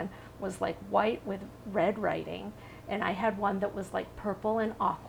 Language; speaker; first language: English; native; English